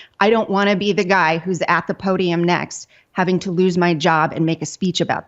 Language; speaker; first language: English; native; English